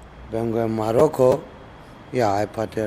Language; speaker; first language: Spanish; non-native, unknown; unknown